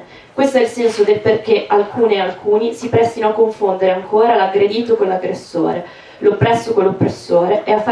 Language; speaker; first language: Italian; native; Italian